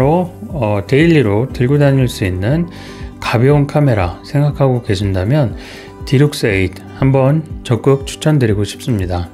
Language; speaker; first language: Korean; native; Korean